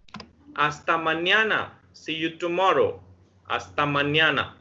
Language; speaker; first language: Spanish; non-native, fluent; Hindi